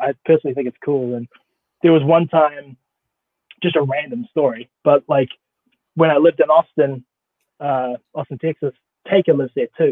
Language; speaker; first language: English; native; English